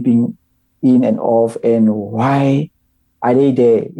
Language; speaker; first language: English; non-native, local second language; Southern Sotho